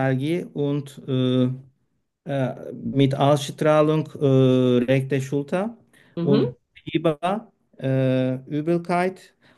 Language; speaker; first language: German; non-native, learner; Turkish